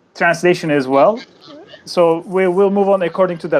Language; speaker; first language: English; non-native, fluent; Turkish